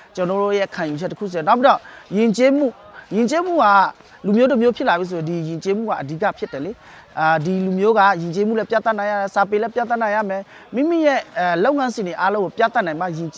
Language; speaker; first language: Burmese; non-native, local second language; Karen languages